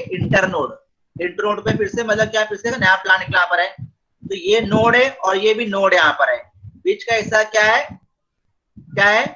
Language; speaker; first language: Hindi; non-native, local second language; Marathi